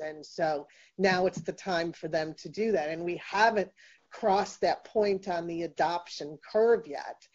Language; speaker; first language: English; native; English